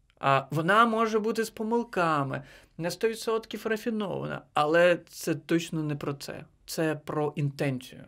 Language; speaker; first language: Ukrainian; non-native, local second language; Crimean Tatar